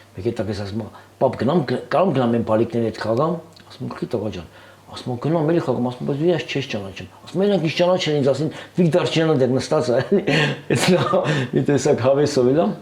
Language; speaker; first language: Armenian; native; Armenian